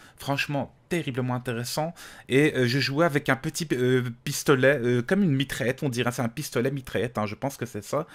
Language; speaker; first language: French; native; French